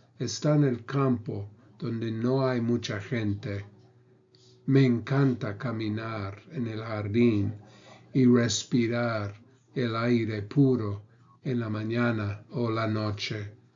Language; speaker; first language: Spanish; non-native, fluent; English